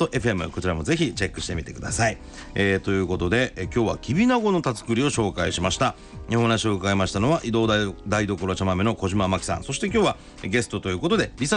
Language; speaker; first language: Japanese; native; Japanese